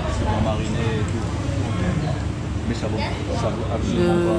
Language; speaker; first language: French; native; French